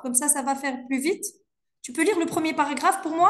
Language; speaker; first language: French; non-native, local second language; Arabic